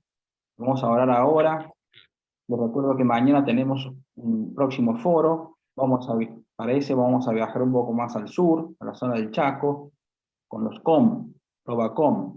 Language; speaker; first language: Spanish; native; Spanish